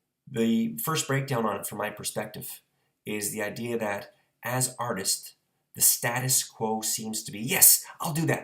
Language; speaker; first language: English; native; English